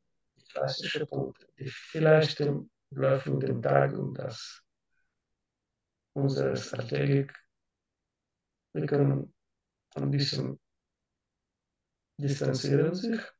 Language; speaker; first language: German; non-native, learner; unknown